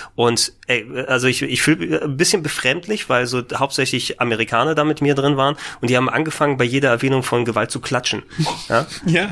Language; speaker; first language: German; native; German